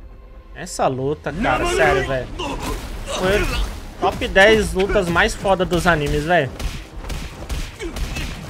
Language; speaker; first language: Portuguese; native; Portuguese